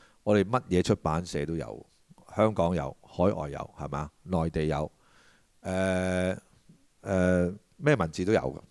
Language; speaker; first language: Cantonese; native; Cantonese